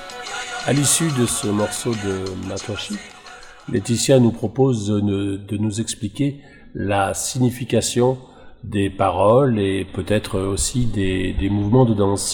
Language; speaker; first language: French; native; French